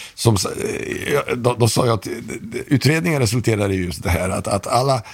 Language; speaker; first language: Swedish; non-native, fluent; Polish